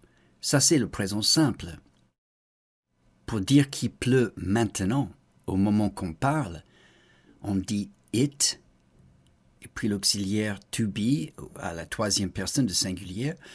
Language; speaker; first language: French; non-native, fluent; English